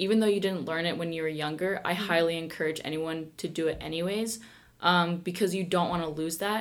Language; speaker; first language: English; early bilingual, other home language; Spanish